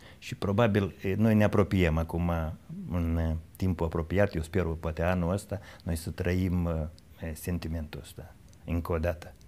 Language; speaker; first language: Romanian; native; Romanian